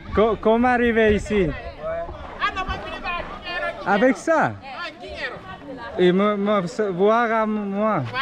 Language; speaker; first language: French; non-native, learner; Persian